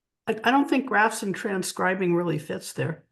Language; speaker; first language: English; native; English